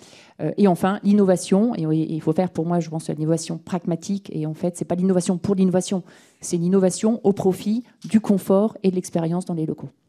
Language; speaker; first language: French; native; French